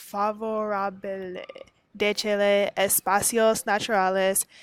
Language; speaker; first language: Spanish; non-native, learner; English